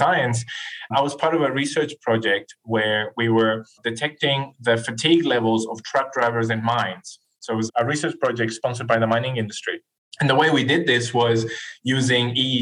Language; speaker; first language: English; non-native, fluent; Spanish